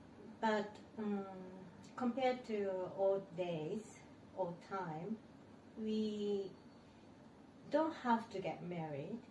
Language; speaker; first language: English; non-native, learner; Japanese